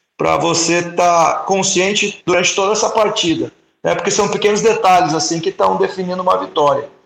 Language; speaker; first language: Portuguese; native; Portuguese